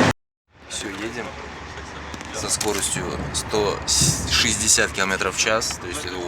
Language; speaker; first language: Russian; native; Russian